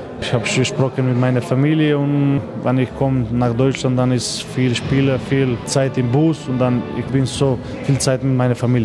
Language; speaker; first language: German; non-native, learner; Macedonian